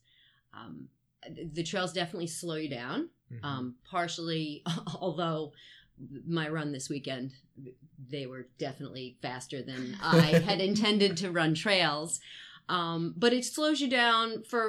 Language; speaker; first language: English; native; English